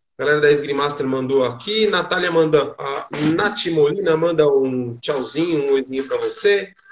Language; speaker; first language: Portuguese; native; Portuguese